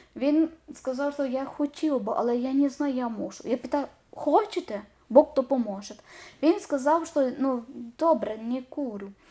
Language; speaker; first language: Ukrainian; non-native, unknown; Malayalam